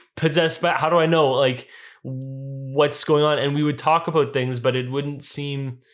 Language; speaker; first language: English; native; English